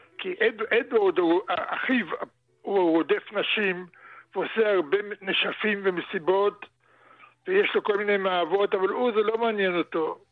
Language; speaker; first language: Hebrew; early bilingual, other home language; Russian